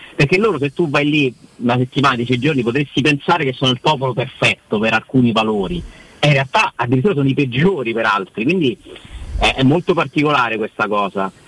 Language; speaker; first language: Italian; native; Italian